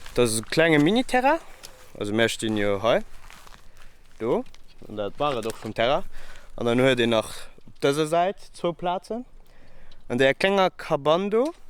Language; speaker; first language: Luxembourgish; early bilingual, other home language; Portuguese